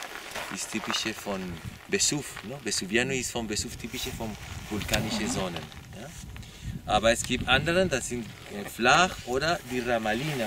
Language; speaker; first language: German; non-native, learner; Spanish